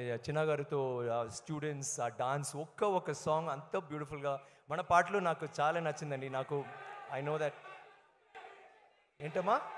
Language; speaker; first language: Telugu; non-native, learner; Tamil